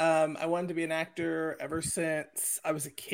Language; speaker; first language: English; native; English